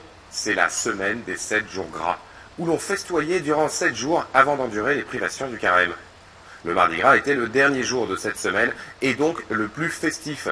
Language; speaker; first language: French; native; French